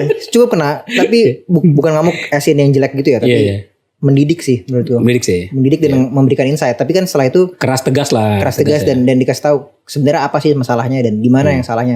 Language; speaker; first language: Indonesian; native; Indonesian